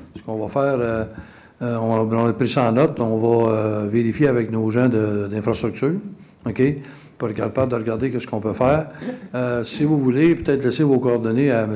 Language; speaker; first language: French; native; French